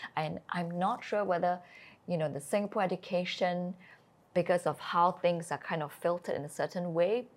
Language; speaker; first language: English; native; English